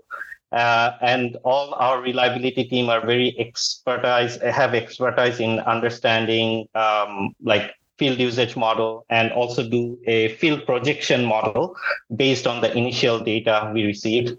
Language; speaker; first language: English; non-native, local second language; Bangla